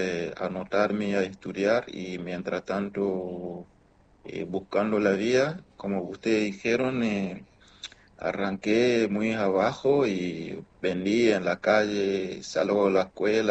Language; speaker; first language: Spanish; non-native, fluent; Mossi